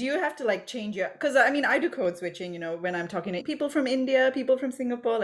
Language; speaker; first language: English; native; English